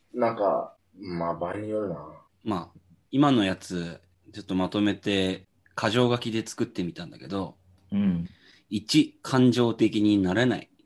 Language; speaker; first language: Japanese; native; Japanese